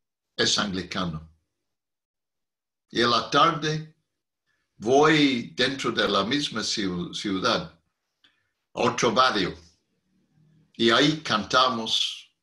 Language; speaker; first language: Spanish; non-native, fluent; English